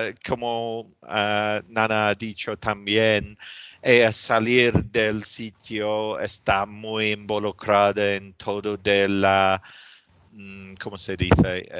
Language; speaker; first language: Spanish; non-native, learner; English